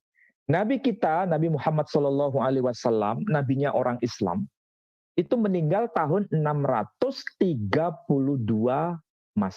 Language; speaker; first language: Indonesian; native; Indonesian